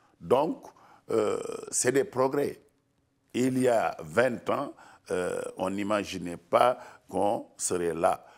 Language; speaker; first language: French; non-native, local second language; Wolof